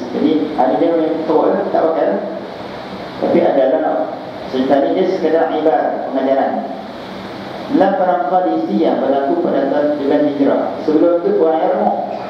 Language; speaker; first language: Malay; native; Malay